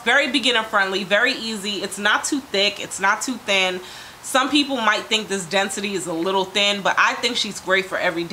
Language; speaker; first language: English; native; English